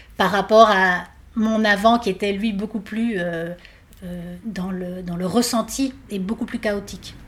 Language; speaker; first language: French; non-native, fluent; Spanish